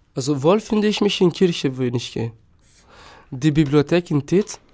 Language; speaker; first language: German; non-native, fluent; Turkish